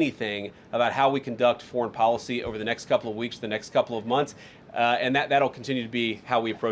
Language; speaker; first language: English; native; English